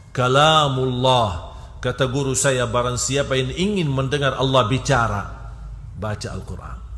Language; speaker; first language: Malay; non-native, fluent; Arabic